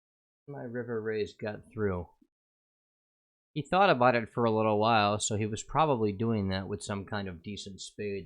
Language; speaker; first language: English; native; English